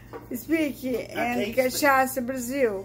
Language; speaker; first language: English; non-native, learner; Portuguese